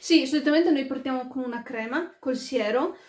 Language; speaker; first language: Italian; early bilingual, other home language; Arabic